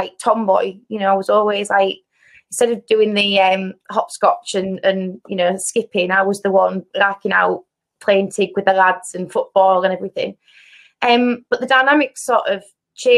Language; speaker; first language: English; native; English